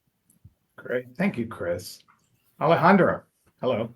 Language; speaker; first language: English; native; English